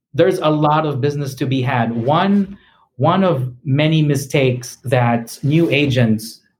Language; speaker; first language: English; native; English